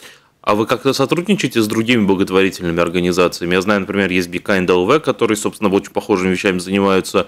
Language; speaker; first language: Russian; native; Russian